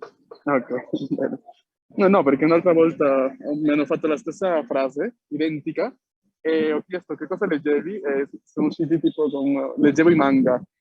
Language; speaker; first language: Italian; non-native, fluent; Spanish